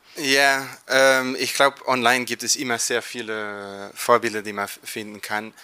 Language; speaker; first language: German; non-native, fluent; Dutch